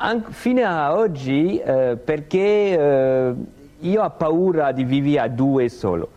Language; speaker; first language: Italian; non-native, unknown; French